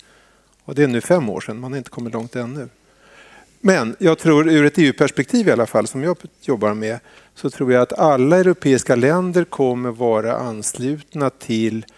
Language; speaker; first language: Swedish; native; Swedish